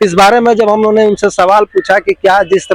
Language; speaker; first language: Hindi; native; Hindi